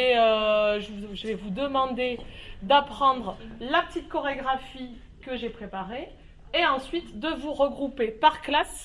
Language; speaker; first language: French; native; French